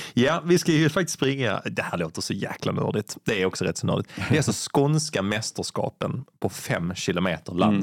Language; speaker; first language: Swedish; native; Swedish